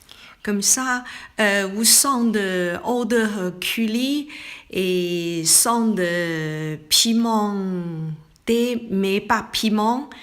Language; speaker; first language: French; non-native, learner; Thai